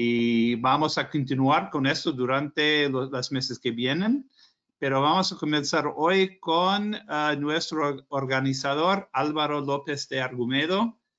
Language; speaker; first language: Spanish; non-native, fluent; English